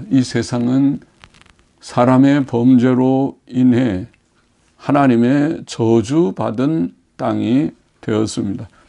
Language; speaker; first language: Korean; native; Korean